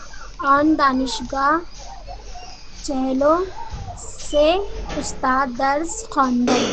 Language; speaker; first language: Persian; non-native, learner; Urdu